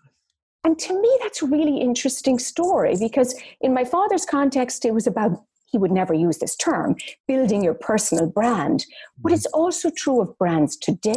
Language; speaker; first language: English; native; English